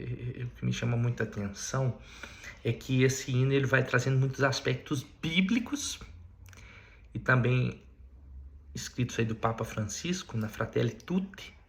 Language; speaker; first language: Portuguese; native; Portuguese